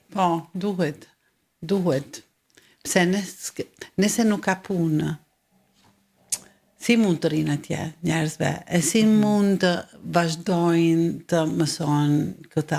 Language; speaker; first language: Albanian; early bilingual, heritage; Albanian